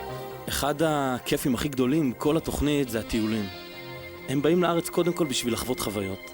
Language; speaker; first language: Hebrew; native; Hebrew